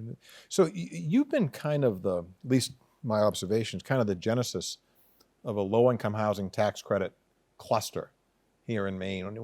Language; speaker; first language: English; native; English